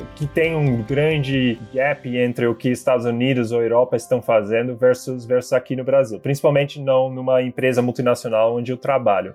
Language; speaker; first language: Portuguese; non-native, fluent; Dutch